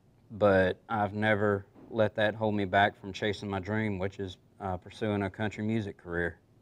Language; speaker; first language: English; native; English